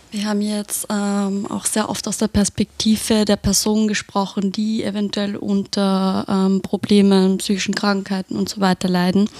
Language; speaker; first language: German; native; German